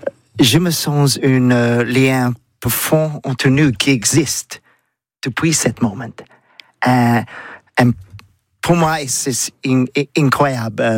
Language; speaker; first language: French; non-native, learner; English